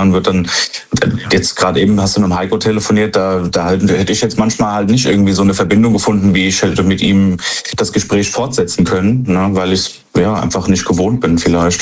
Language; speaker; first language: German; native; German